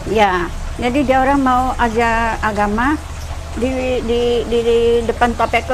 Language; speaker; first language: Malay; non-native, local second language; Min Nan Chinese